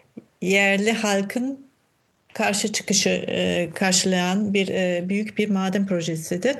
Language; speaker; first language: Turkish; non-native, fluent; German